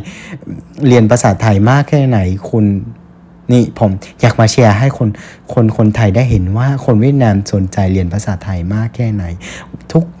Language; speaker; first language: Thai; non-native, fluent; Vietnamese